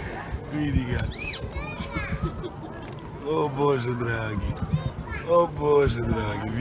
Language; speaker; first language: Bosnian; native; Bosnian